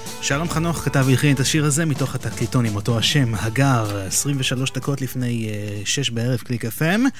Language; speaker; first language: Hebrew; native; Hebrew